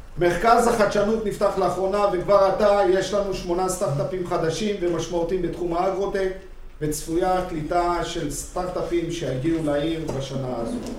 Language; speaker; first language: Hebrew; native; Hebrew